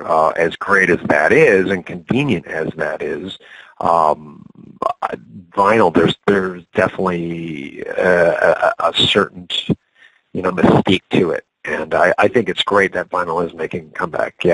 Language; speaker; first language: English; native; English